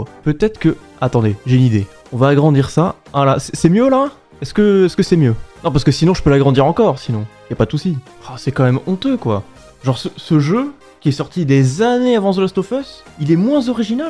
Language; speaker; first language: French; native; French